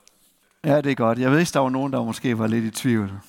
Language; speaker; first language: Danish; native; Danish